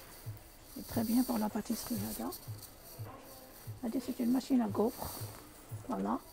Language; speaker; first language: French; non-native, local second language; Arabic